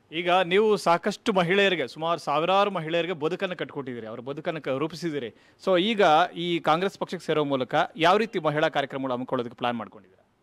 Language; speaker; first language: Kannada; native; Kannada